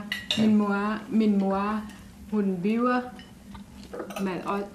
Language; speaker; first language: Danish; non-native, learner; Thai